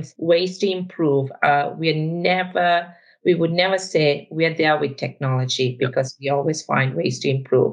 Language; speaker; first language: English; non-native, local second language; Sinhala